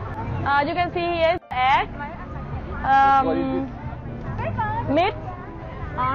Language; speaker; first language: English; non-native, learner; Vietnamese